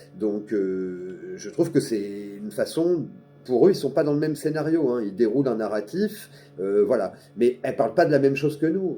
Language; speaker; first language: French; native; French